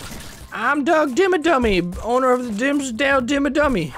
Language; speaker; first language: English; native; English